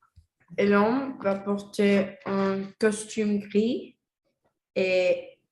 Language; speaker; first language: French; non-native, learner; Spanish